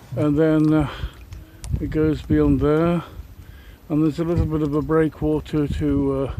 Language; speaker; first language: English; native; English